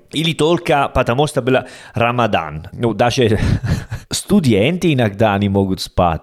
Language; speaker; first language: Russian; non-native, learner; Italian